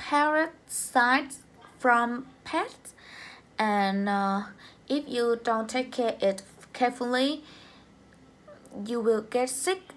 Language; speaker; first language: English; non-native, learner; Vietnamese